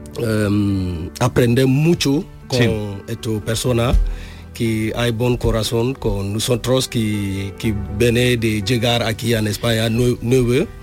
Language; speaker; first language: Spanish; non-native, learner; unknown